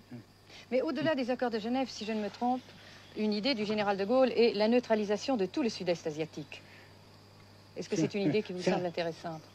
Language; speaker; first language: French; native; French